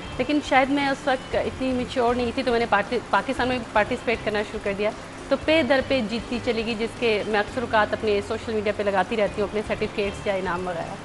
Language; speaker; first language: Urdu; native; Urdu